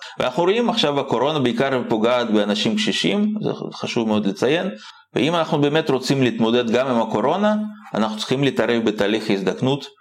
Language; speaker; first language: Hebrew; non-native, fluent; Russian